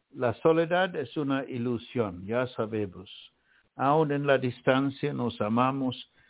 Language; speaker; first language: Spanish; non-native, fluent; English